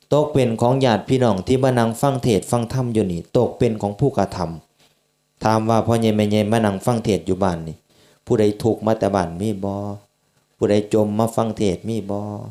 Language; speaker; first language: Thai; native; Thai